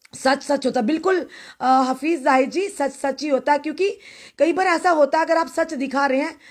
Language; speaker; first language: Hindi; native; Hindi